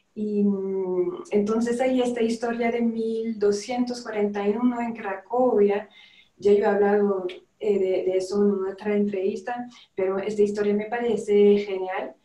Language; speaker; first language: Spanish; non-native, fluent; French